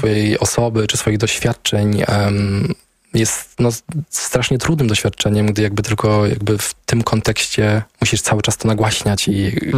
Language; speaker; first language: Polish; native; Polish